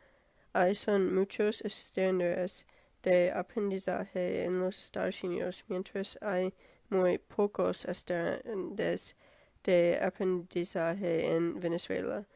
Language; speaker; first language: Spanish; non-native, learner; English